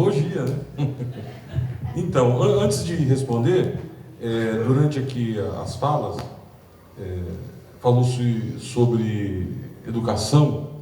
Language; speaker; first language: Portuguese; early bilingual, other home language; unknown